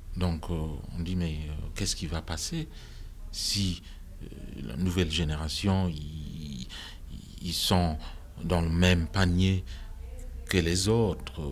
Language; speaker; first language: French; non-native, fluent; Acoli